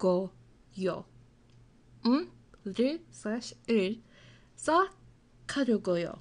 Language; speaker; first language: Korean; non-native, learner; English